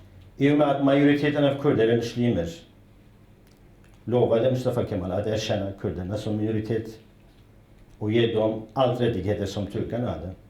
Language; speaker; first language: Swedish; non-native, fluent; Kurdish